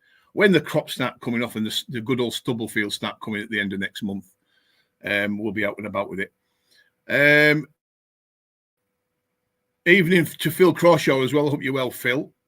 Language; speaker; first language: English; native; English